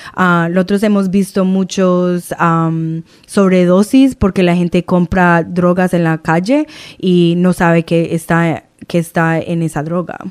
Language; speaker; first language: Spanish; early bilingual, heritage; Spanish